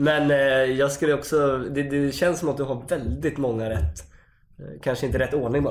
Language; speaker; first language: Swedish; native; Swedish